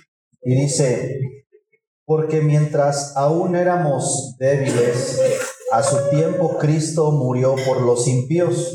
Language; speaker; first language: Spanish; native; Spanish